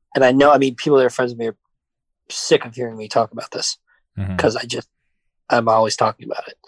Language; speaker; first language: English; native; English